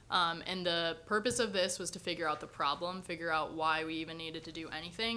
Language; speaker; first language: English; native; English